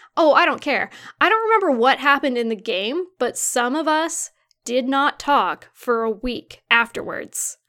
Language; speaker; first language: English; early bilingual, other home language; Ukrainian